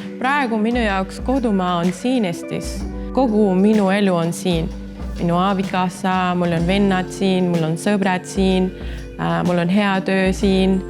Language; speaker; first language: Estonian; non-native, learner; Spanish